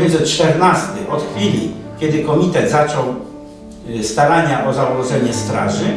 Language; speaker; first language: Polish; native; Polish